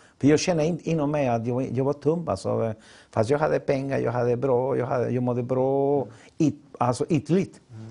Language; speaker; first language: Swedish; non-native, fluent; Spanish